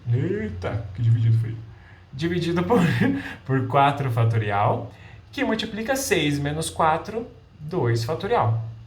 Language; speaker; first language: Portuguese; native; Portuguese